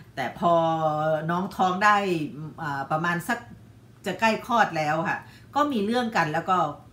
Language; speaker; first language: Thai; native; Thai